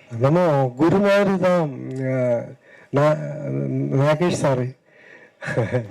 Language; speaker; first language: Tamil; non-native, learner; Malayalam